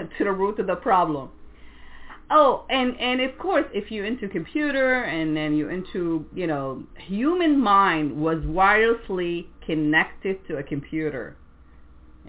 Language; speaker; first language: English; non-native, fluent; French